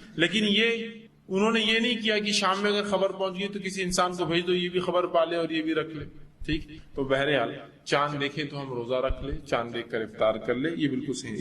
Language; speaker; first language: Urdu; native; Urdu